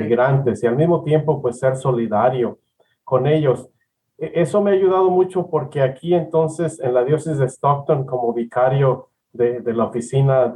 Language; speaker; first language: Spanish; native; Spanish